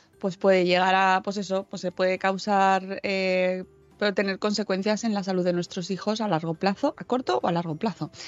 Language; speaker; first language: Spanish; native; Spanish